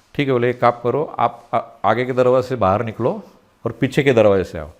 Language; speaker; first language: Hindi; non-native, local second language; Marathi